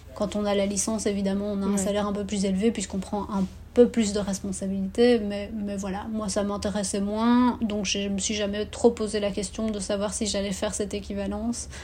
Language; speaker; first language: French; native; French